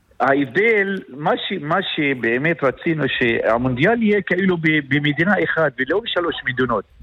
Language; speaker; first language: Hebrew; non-native, local second language; Arabic